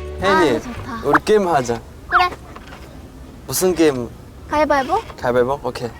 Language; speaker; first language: Korean; non-native, fluent; Chinese